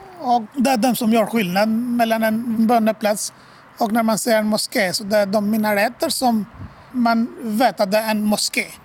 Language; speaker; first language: Swedish; non-native, fluent; Albanian